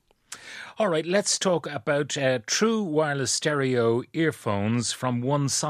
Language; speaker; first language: English; native; English